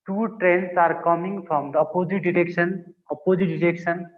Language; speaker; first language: English; non-native, local second language; Nepali